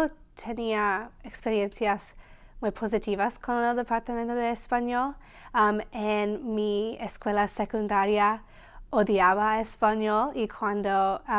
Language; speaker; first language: Spanish; non-native, learner; English